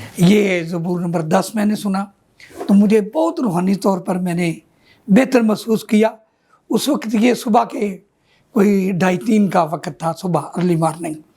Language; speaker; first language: Urdu; non-native, local second language; Punjabi